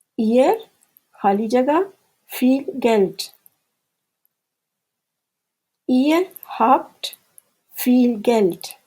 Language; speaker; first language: German; non-native, fluent; Urdu